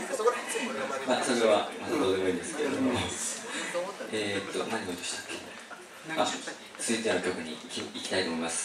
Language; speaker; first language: Japanese; early bilingual, other home language; Korean